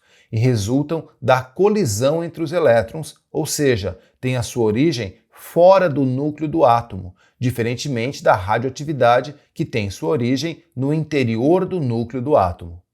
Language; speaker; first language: Portuguese; native; Portuguese